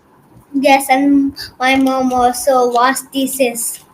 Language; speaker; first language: English; non-native, learner; Hindi